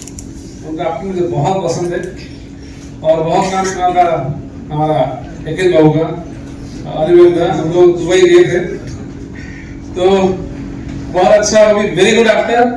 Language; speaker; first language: Hindi; non-native, local second language; Odia